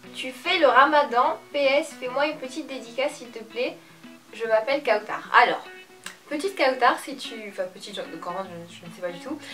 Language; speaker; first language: French; early bilingual, other home language; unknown